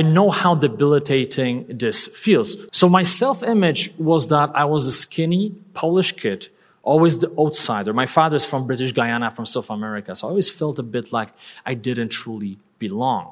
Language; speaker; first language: English; non-native, fluent; Polish